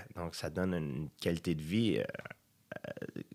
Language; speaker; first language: French; native; French